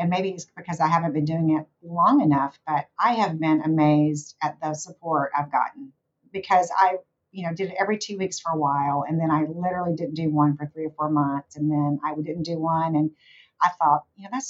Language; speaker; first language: English; native; English